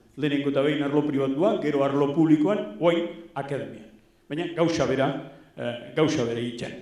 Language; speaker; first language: Basque; non-native, local second language; Spanish